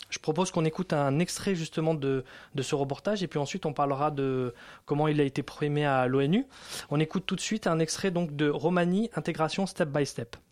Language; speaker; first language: French; native; French